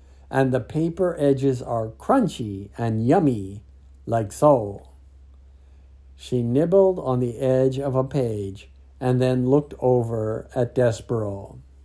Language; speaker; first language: English; native; English